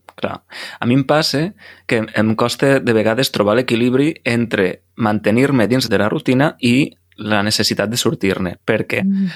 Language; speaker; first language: Catalan; native; Catalan